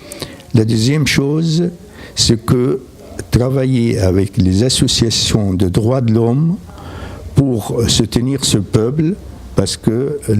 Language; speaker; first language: French; non-native, fluent; Arabic